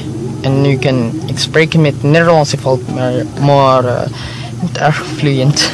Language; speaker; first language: Dutch; non-native, learner; Filipino